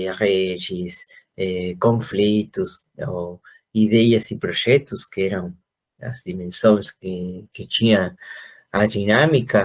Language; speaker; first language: Portuguese; non-native, fluent; Spanish